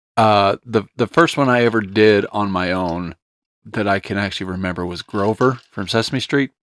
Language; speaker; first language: English; native; English